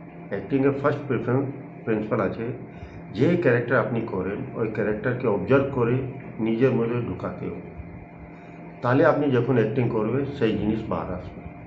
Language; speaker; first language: Bangla; non-native, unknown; Hindi